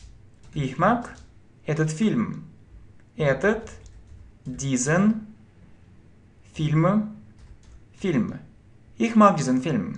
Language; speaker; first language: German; non-native, fluent; Russian